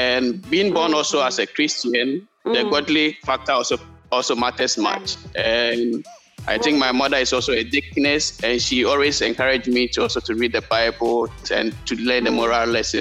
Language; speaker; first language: English; non-native, local second language; Akan